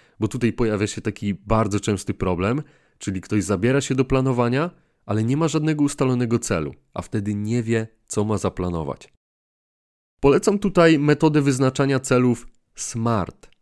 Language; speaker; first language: Polish; native; Polish